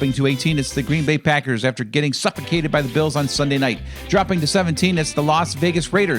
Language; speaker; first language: English; native; English